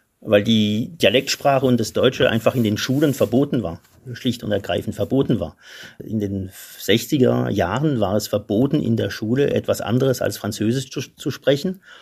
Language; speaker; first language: German; non-native, local second language; Swiss German